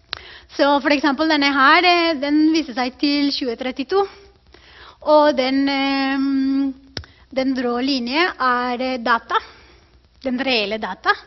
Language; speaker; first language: Norwegian; non-native, fluent; Spanish